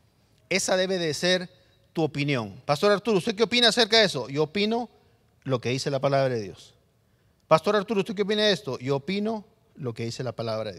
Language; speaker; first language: Spanish; native; Spanish